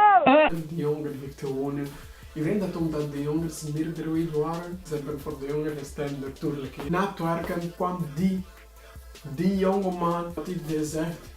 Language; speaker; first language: Dutch; early bilingual, other home language; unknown